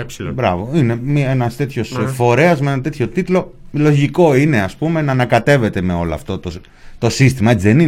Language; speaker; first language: Greek; native; Greek